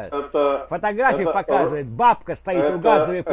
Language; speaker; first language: Russian; native; Russian